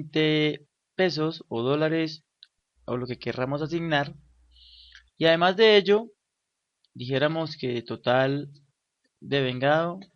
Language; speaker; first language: Spanish; native; Spanish